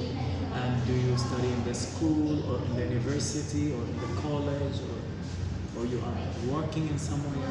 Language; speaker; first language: English; non-native, learner; Arabic